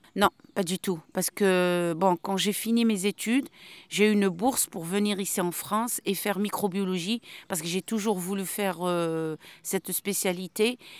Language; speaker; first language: French; non-native, local second language; Arabic